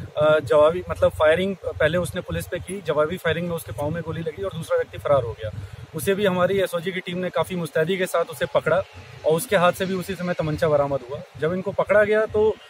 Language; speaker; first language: Hindi; native; Hindi